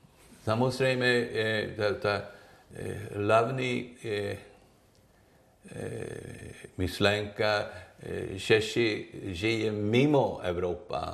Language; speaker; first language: Czech; non-native, learner; Swedish